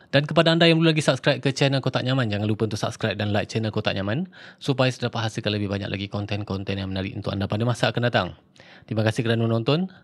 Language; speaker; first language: Malay; native; Malay